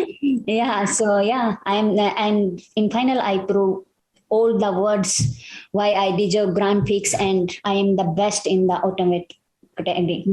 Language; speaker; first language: English; non-native, learner; Hindi